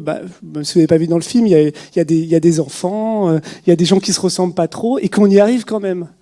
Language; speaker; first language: French; native; French